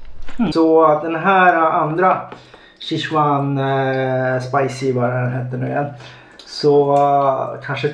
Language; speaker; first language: Swedish; native; Swedish